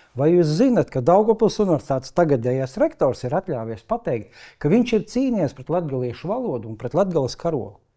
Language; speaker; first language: Latvian; native; Latvian